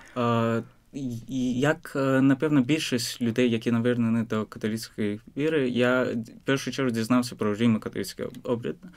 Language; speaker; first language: Ukrainian; non-native, fluent; Azerbaijani